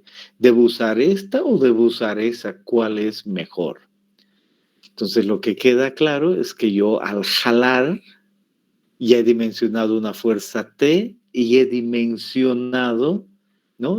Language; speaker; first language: Spanish; native; Spanish